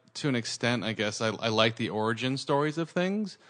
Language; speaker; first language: English; early bilingual, other home language; Italian